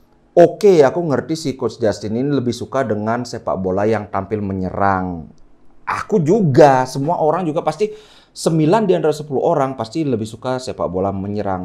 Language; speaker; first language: Indonesian; native; Indonesian